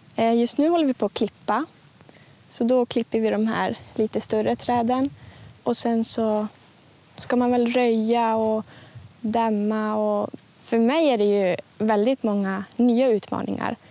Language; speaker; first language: Swedish; native; Swedish